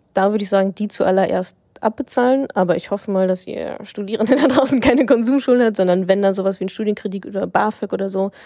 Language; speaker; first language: German; native; German